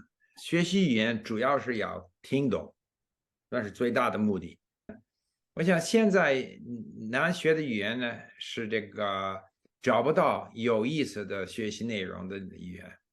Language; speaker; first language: Chinese; non-native, fluent; English